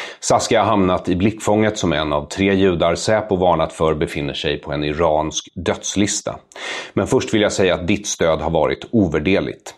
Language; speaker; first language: Swedish; native; Swedish